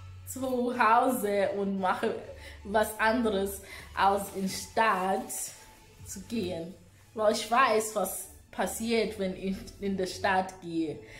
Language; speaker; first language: German; non-native, learner; Shona